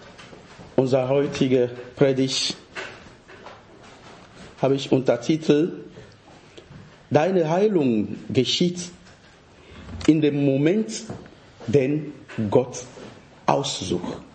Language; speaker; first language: German; non-native, fluent; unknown